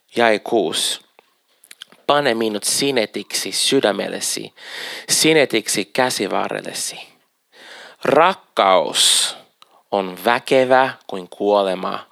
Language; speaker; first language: Finnish; non-native, fluent; Portuguese